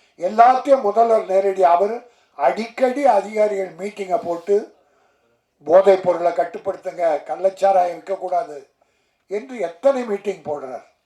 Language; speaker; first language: Tamil; native; Tamil